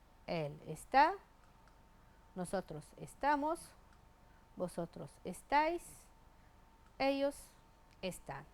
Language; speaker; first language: Spanish; non-native, fluent; Arabic